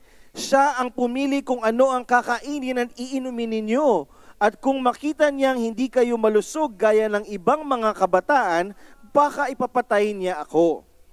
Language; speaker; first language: Filipino; native; Filipino